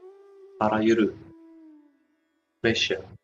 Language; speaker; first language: Japanese; non-native, fluent; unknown